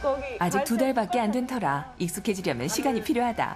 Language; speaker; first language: Korean; native; Korean